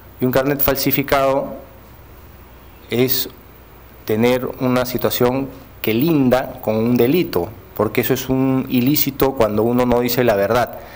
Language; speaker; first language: Spanish; native; Spanish